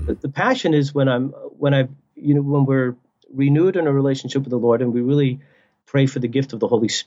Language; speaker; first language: English; native; English